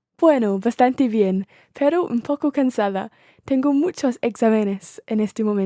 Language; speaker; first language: Spanish; non-native, learner; English